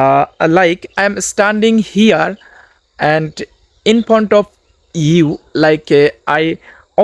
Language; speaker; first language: English; non-native, learner; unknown